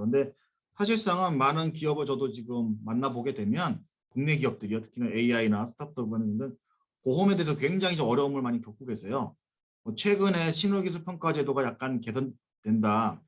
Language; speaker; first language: Korean; native; Korean